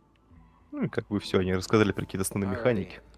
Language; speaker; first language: Russian; native; Russian